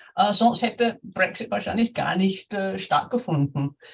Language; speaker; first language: German; non-native, fluent; English